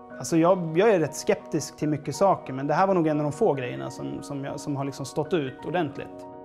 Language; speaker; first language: Swedish; native; Swedish